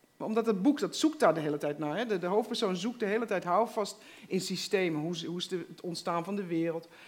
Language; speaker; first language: Dutch; native; Dutch